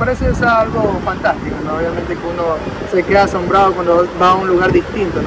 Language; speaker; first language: Spanish; native; Spanish